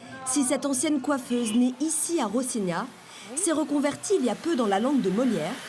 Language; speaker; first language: French; native; French